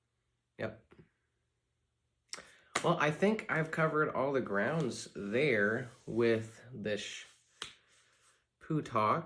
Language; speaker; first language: English; native; English